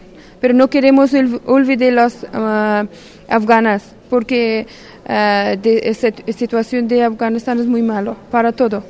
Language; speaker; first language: Spanish; non-native, learner; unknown